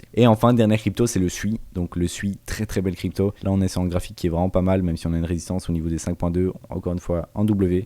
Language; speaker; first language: French; native; French